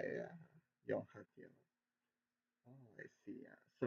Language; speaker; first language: English; non-native, learner; Korean